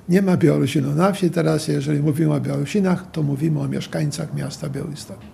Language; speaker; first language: Polish; native; Polish